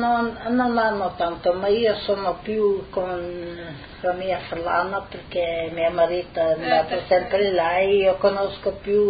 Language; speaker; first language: Italian; non-native, fluent; Slovenian